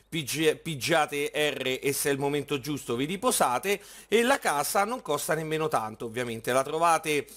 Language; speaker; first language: Italian; native; Italian